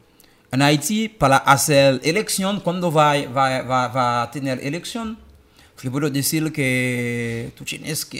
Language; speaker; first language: Spanish; non-native, learner; Haitian Creole